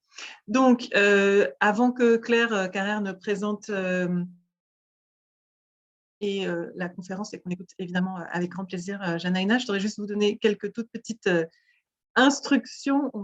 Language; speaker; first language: French; native; French